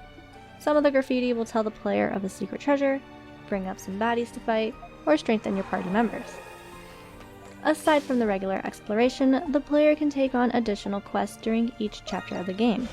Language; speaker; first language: English; native; English